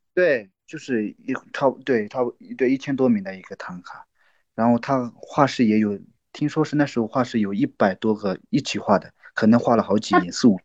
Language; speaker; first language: Chinese; non-native, local second language; Tibetan